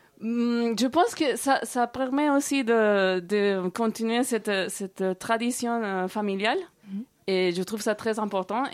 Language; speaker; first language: French; non-native, fluent; Spanish